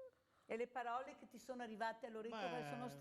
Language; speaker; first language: Italian; native; Italian